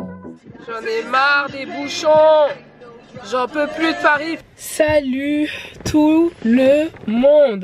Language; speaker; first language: French; native; French